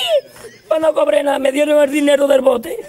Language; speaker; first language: Spanish; native; Spanish